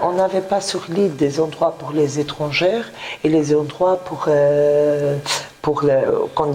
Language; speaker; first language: French; non-native, fluent; Portuguese